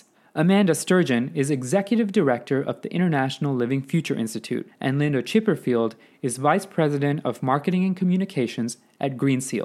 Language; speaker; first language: English; non-native, local second language; Sinhala